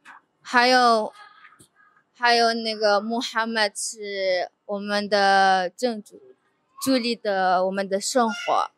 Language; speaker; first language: Chinese; non-native, fluent; Indonesian